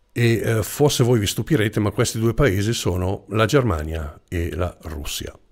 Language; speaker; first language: Italian; non-native, fluent; German